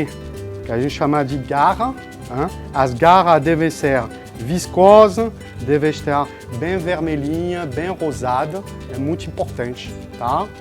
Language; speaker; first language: Portuguese; non-native, fluent; French